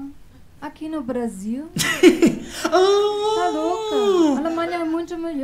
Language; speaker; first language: Portuguese; non-native, fluent; German